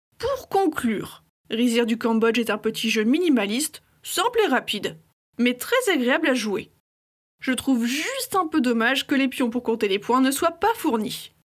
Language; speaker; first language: French; native; French